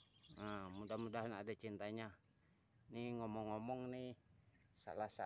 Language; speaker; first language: Indonesian; native; Indonesian